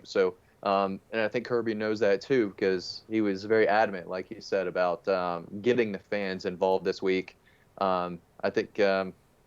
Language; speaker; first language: English; native; English